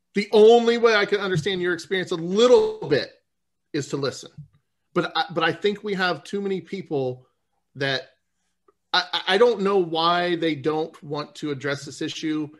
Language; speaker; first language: English; native; English